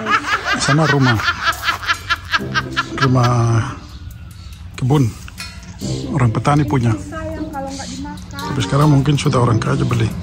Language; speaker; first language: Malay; non-native, learner; Spanish